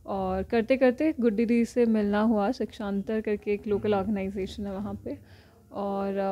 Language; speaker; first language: Hindi; native; Hindi